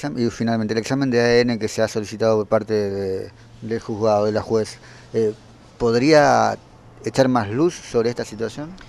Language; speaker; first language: Spanish; native; Spanish